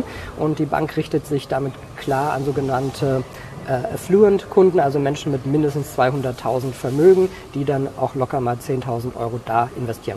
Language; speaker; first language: German; native; German